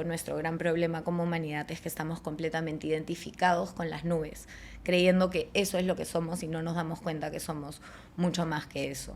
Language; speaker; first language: Spanish; native; Spanish